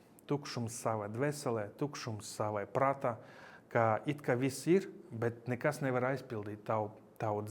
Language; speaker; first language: Latvian; non-native, local second language; Russian